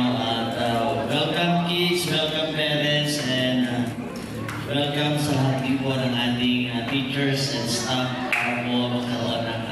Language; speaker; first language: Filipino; native; Filipino